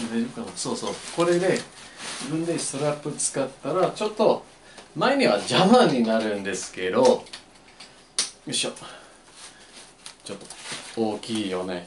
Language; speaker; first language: Japanese; non-native, learner; English